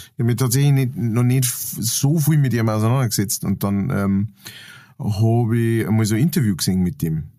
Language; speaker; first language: German; native; German